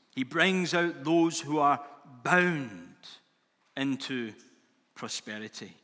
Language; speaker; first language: English; native; English